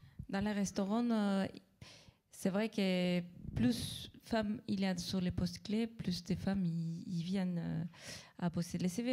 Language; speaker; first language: French; non-native, fluent; Spanish